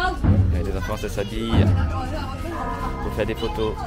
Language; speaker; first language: French; non-native, fluent; Vietnamese